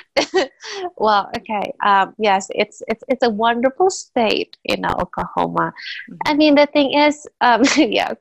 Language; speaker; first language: English; non-native, fluent; Indonesian